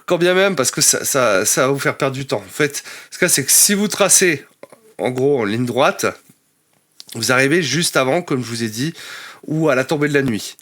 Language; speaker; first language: French; native; French